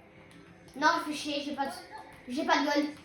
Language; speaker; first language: French; native; French